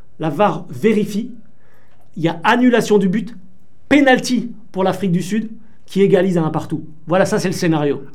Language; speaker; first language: French; native; French